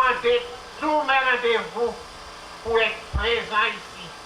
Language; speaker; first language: French; non-native, local second language; Haitian Creole